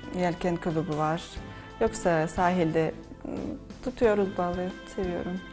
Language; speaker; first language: Turkish; non-native, learner; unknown